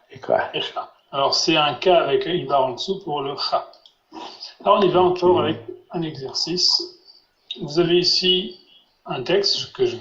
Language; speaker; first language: French; non-native, fluent; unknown